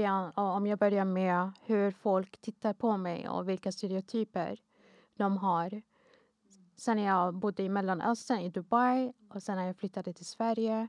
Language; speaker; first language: Swedish; non-native, fluent; Arabic